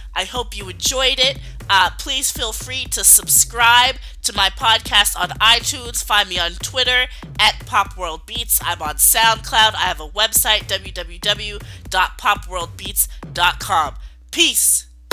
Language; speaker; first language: English; native; English